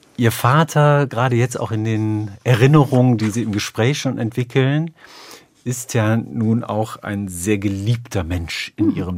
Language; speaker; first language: German; native; German